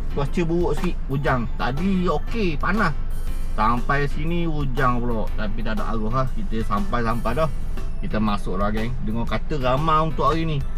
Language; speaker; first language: Malay; native; Malay